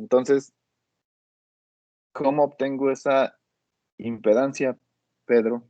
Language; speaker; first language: Spanish; native; Spanish